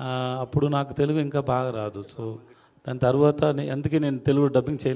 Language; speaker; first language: Telugu; non-native, learner; Tamil